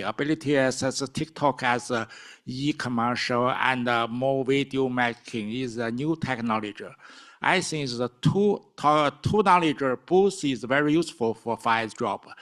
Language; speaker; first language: English; non-native, learner; Chinese